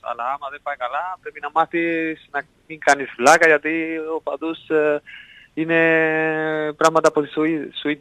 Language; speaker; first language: Greek; non-native, learner; Spanish